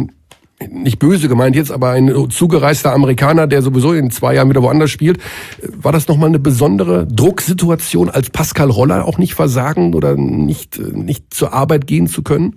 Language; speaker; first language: German; native; German